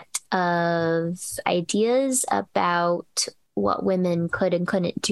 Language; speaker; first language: English; native; English